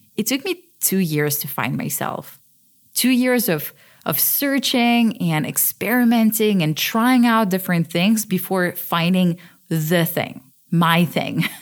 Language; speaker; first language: English; early bilingual, other home language; Russian